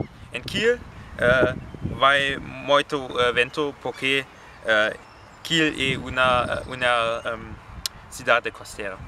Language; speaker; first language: Galician; non-native, learner; German